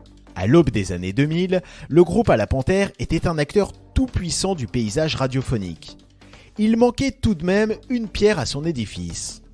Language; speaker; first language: French; native; French